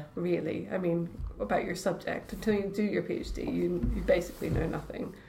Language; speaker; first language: English; native; English